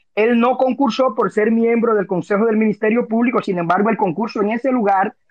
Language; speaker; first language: Spanish; native; Spanish